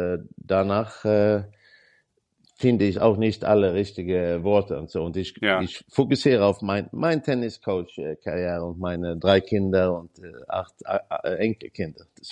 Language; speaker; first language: German; non-native, learner; Swedish